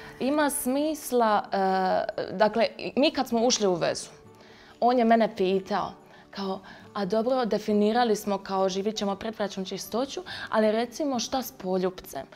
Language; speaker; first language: Croatian; native; Croatian